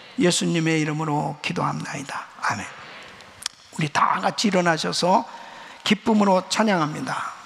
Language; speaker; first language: Korean; native; Korean